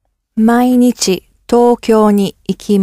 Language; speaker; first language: Japanese; non-native, learner; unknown